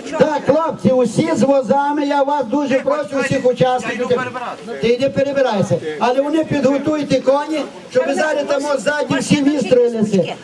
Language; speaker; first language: Ukrainian; native; Ukrainian